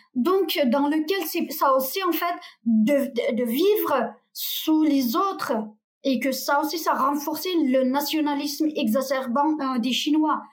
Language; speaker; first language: French; non-native, fluent; Uyghur